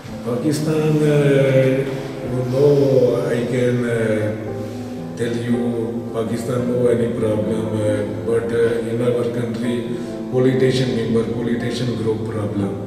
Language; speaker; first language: English; non-native, learner; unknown